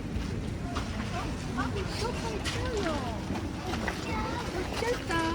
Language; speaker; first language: Japanese; native; Japanese